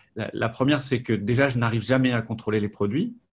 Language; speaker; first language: French; native; French